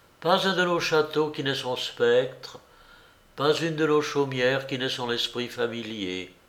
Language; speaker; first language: French; native; French